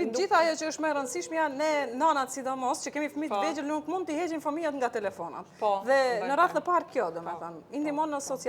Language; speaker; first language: Albanian; native; Albanian